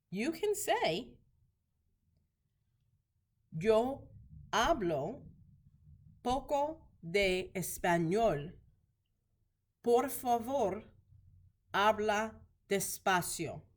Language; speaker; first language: Spanish; non-native, learner; English